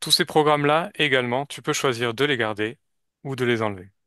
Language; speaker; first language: French; native; French